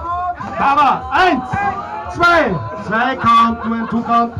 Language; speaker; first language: German; native; German